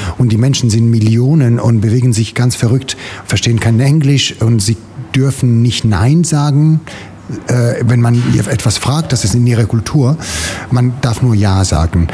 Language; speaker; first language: German; non-native, fluent; Italian